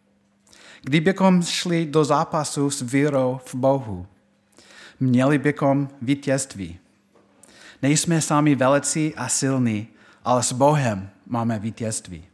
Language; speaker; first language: Czech; non-native, fluent; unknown